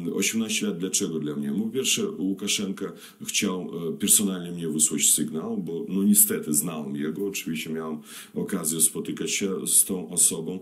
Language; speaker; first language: Polish; non-native, fluent; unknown